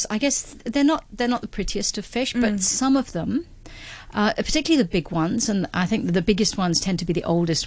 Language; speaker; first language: English; native; English